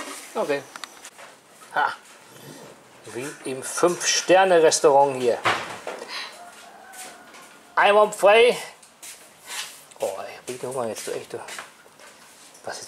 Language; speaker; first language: German; native; German